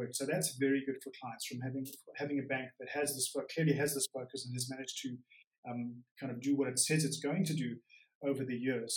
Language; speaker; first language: English; native; English